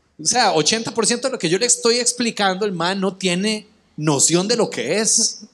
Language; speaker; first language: Spanish; native; Spanish